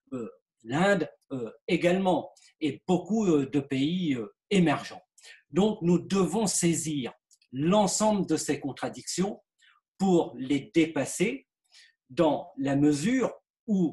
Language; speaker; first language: French; native; French